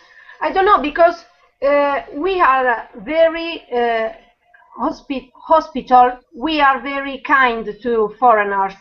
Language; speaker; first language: English; non-native, learner; Italian